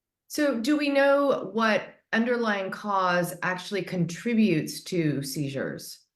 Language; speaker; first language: English; native; English